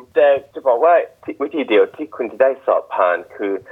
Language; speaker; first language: Thai; non-native, fluent; English